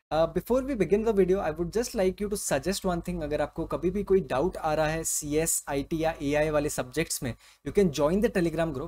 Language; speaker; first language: English; non-native, local second language; Hindi